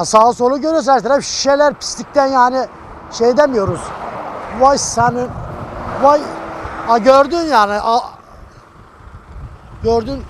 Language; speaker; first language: Turkish; native; Turkish